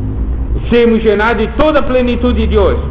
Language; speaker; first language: Spanish; non-native, fluent; Portuguese